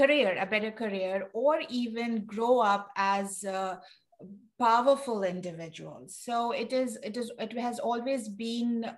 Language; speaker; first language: English; non-native, local second language; Urdu